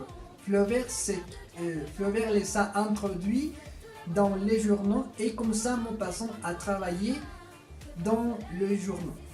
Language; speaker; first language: French; non-native, fluent; Spanish